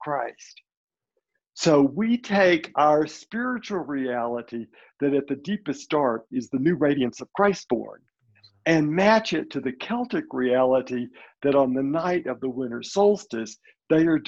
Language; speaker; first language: English; native; English